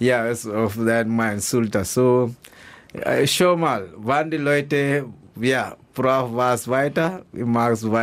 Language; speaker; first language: German; non-native, learner; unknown